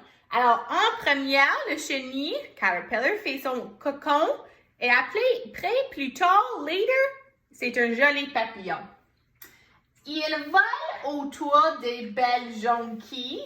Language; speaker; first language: French; non-native, fluent; English